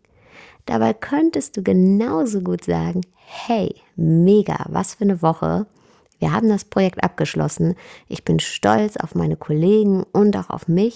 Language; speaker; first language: German; native; German